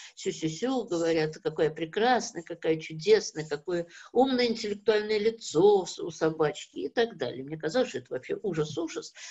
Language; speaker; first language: Russian; native; Russian